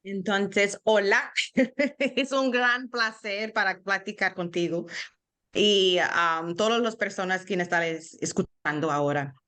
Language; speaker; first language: Spanish; non-native, learner; English